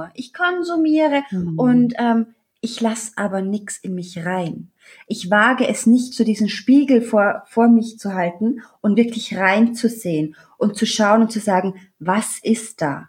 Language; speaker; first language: German; native; German